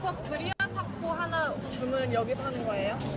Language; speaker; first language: Korean; early bilingual, heritage; English